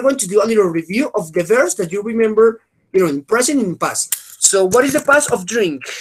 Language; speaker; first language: English; non-native, fluent; Spanish